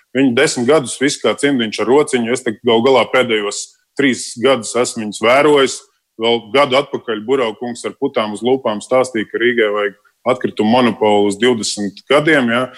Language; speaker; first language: Latvian; non-native, local second language; Russian